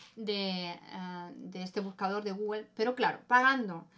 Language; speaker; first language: Spanish; early bilingual, heritage; German